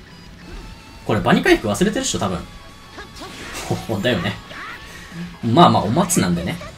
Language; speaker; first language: Japanese; native; Japanese